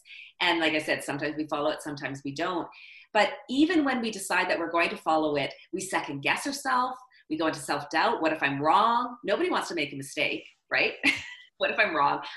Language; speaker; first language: English; native; English